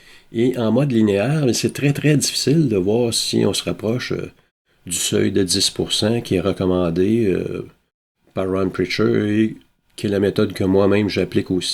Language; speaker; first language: French; native; French